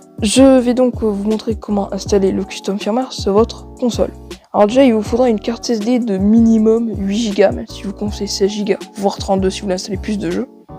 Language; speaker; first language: French; native; French